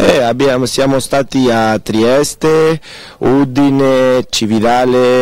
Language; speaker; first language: Italian; early bilingual, heritage; Spanish